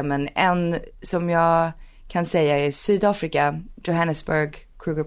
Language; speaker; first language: Swedish; early bilingual, heritage; Swedish